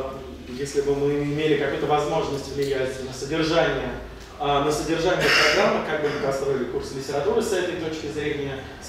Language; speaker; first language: Russian; native; Russian